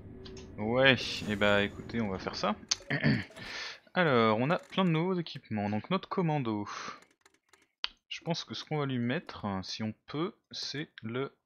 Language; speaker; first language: French; native; French